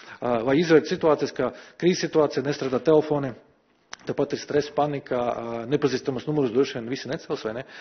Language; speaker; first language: Latvian; non-native, local second language; Russian